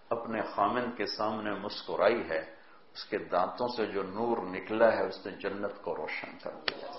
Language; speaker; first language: Urdu; non-native, local second language; Punjabi